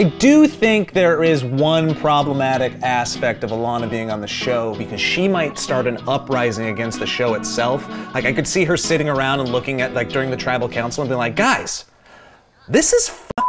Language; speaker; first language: English; native; English